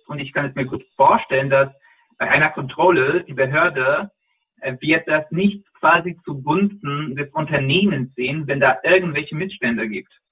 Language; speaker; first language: German; non-native, fluent; Polish